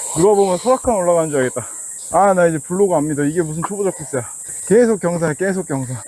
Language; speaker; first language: Korean; native; Korean